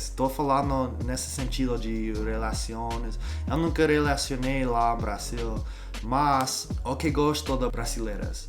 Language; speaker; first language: Portuguese; non-native, learner; English